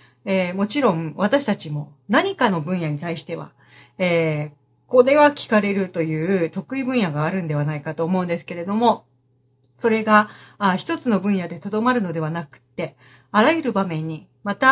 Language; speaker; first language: Japanese; native; Japanese